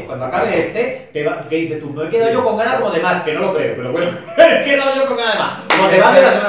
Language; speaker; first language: Spanish; native; Spanish